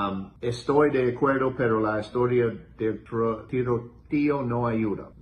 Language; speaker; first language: Spanish; non-native, learner; English